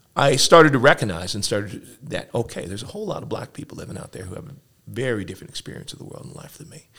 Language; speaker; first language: English; native; English